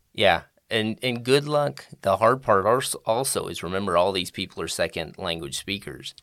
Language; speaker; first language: English; native; English